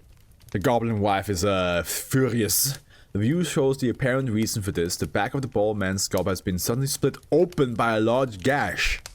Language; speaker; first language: English; non-native, fluent; German